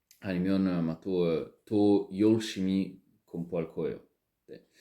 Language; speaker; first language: Korean; non-native, learner; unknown